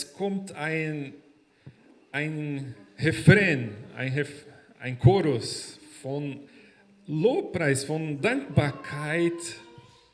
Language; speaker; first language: German; non-native, fluent; Portuguese